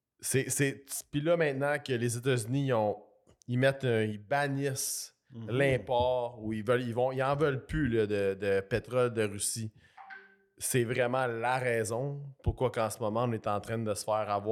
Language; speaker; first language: French; native; French